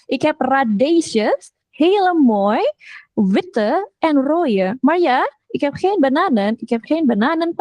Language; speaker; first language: Dutch; non-native, fluent; Indonesian